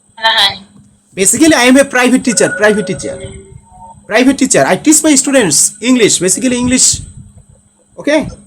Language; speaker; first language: English; non-native, learner; Bangla